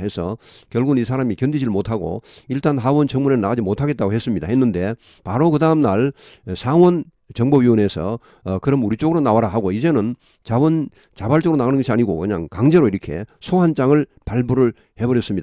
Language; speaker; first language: Korean; native; Korean